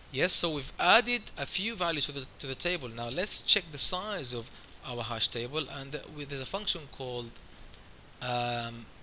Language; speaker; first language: English; non-native, fluent; Arabic